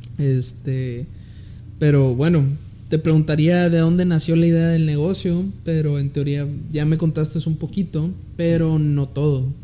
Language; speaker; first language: Spanish; early bilingual, heritage; Spanish